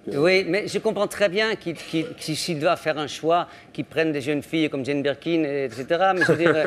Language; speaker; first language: French; non-native, fluent; Dutch